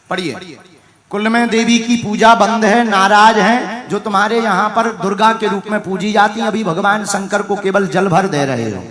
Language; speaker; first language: Hindi; native; Hindi